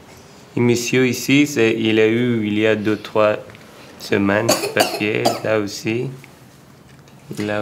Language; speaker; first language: French; non-native, learner; Persian